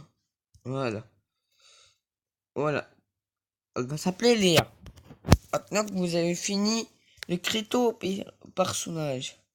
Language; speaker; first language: French; native; French